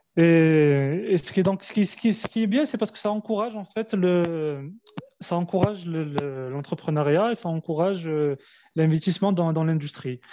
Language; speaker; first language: French; early bilingual, other home language; Arabic